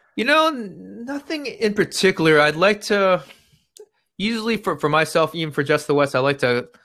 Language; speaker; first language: English; native; English